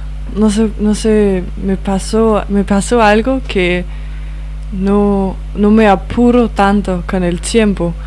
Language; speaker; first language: Spanish; non-native, fluent; Danish